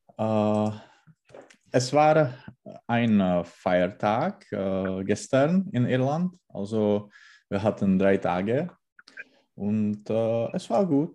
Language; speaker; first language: German; non-native, learner; Czech